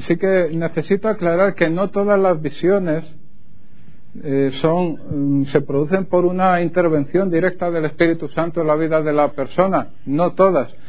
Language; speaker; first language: Spanish; native; Spanish